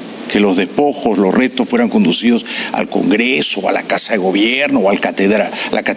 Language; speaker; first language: Spanish; native; Spanish